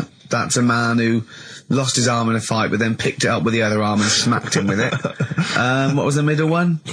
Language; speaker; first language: English; native; English